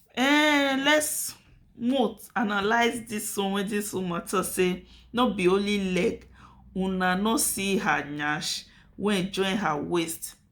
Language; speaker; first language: Nigerian Pidgin; native; Nigerian Pidgin